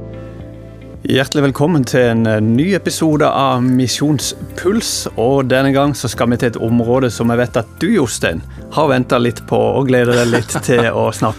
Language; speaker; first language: Norwegian; native; Norwegian